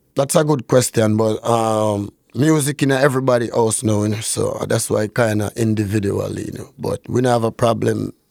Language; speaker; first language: English; non-native, local second language; Jamaican Creole English